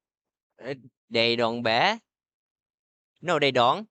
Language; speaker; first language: English; non-native, learner; Vietnamese